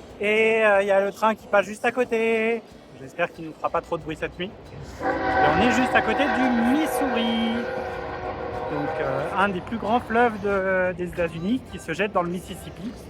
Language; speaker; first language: French; native; French